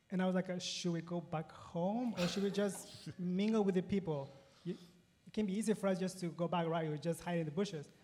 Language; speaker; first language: English; non-native, fluent; Spanish